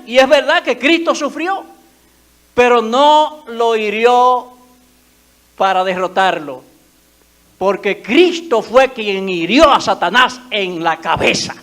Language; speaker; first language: Spanish; native; Spanish